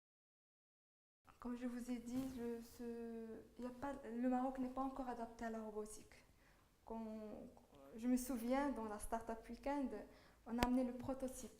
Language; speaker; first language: French; non-native, local second language; Arabic